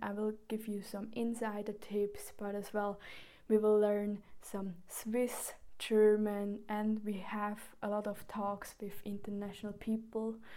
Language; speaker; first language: English; non-native, fluent; German